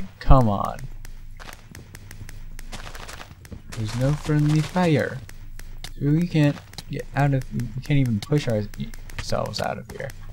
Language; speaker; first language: English; native; English